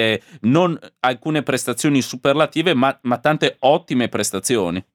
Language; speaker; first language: Italian; native; Italian